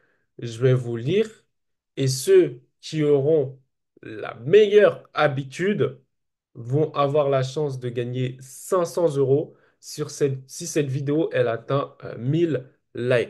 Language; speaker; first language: French; native; French